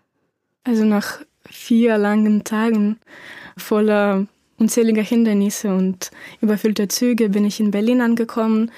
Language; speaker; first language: German; non-native, fluent; Ukrainian